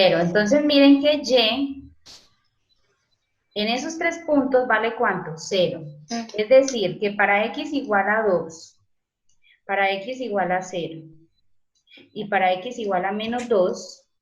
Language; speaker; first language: Spanish; native; Spanish